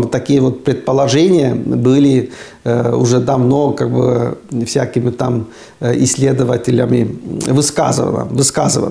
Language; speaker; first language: Russian; non-native, fluent; Estonian